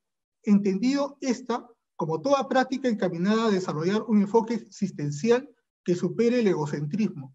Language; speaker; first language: Spanish; native; Spanish